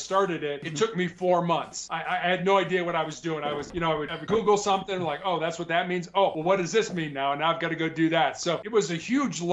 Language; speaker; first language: English; native; English